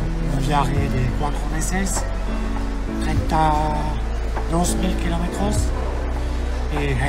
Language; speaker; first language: Spanish; non-native, fluent; French